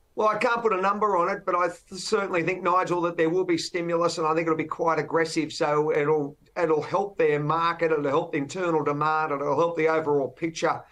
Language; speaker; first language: English; native; English